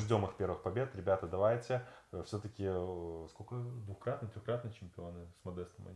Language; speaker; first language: Russian; native; Russian